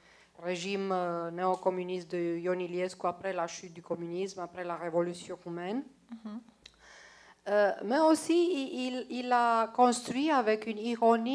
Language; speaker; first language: French; non-native, fluent; Romanian